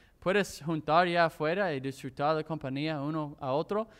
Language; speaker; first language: Spanish; non-native, fluent; English